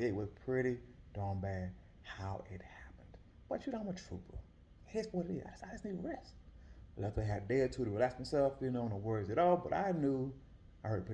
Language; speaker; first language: English; native; English